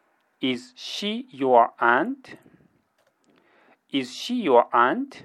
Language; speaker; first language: English; non-native, fluent; Japanese